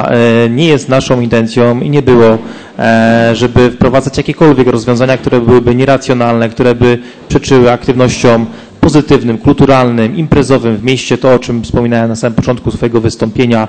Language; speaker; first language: Polish; native; Polish